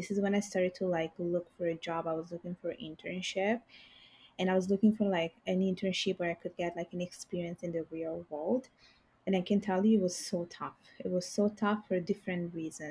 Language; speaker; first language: English; non-native, fluent; Bangla